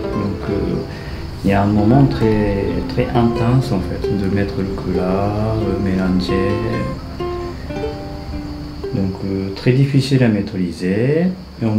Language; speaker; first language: French; non-native, fluent; Japanese